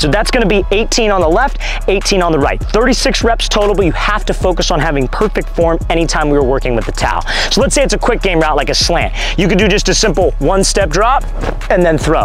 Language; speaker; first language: English; native; English